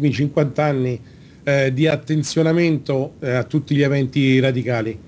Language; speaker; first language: Italian; native; Italian